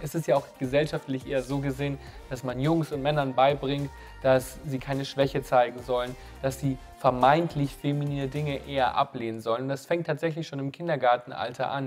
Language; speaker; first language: German; native; German